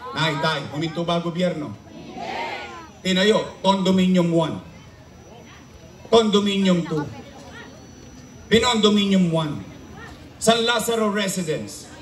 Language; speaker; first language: Filipino; native; Filipino